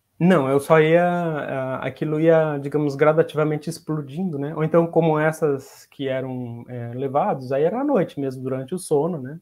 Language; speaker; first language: Portuguese; native; Portuguese